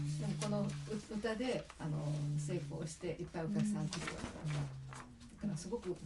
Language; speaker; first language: Japanese; native; Japanese